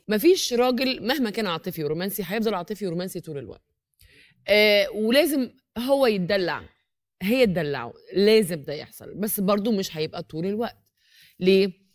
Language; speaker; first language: Egyptian Arabic; native; Egyptian Arabic